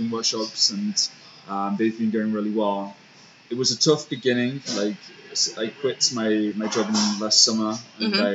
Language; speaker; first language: English; native; English